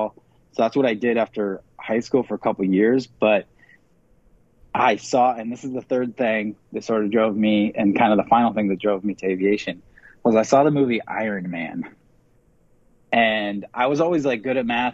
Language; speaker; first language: English; native; English